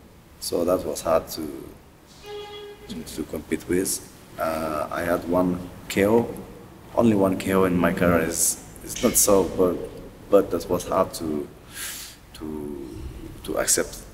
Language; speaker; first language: English; non-native, learner; French